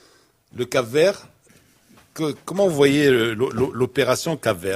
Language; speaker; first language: French; non-native, local second language; Arabic